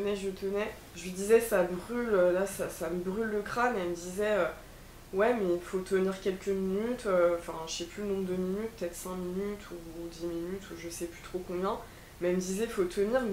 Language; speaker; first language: French; native; French